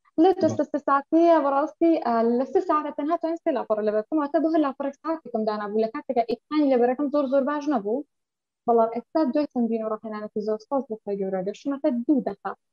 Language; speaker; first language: Central Kurdish; non-native, local second language; Kurdish